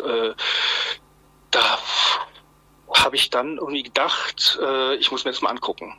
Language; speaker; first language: German; native; German